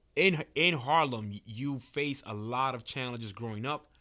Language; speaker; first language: English; early bilingual, other home language; Spanish